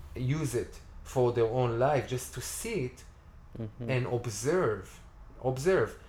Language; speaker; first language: English; non-native, fluent; Hebrew